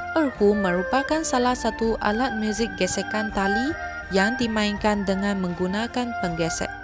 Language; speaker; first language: Malay; non-native, local second language; Chinese